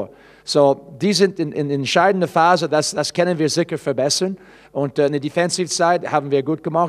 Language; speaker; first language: German; non-native, fluent; English